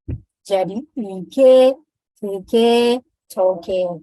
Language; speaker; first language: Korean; non-native, fluent; Indonesian